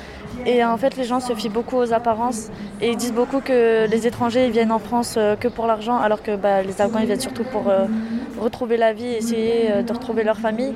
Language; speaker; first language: French; native; French